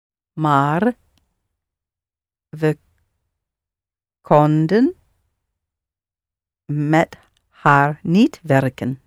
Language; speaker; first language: Dutch; non-native, learner; English